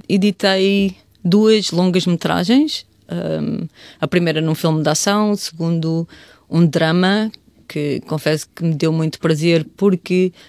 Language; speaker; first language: Portuguese; native; Portuguese